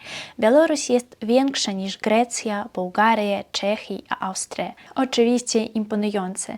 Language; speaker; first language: Polish; non-native, fluent; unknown